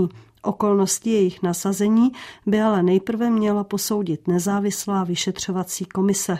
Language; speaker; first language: Czech; native; Czech